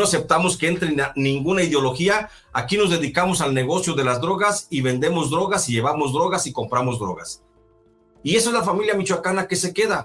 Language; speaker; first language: Spanish; native; Spanish